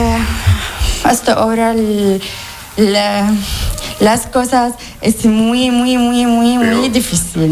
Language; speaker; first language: Spanish; non-native, learner; Arabic